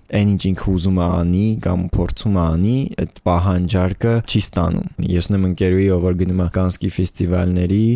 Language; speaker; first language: Armenian; native; Armenian